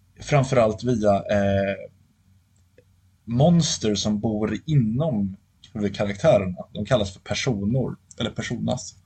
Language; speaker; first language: Swedish; native; Swedish